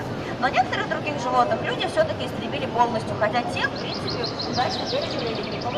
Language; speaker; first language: Russian; native; Russian